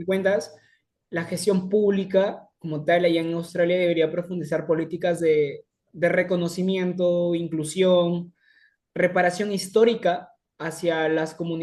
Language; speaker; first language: Spanish; native; Spanish